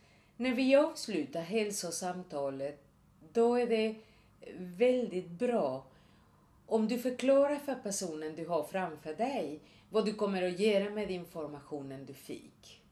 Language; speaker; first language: Swedish; non-native, fluent; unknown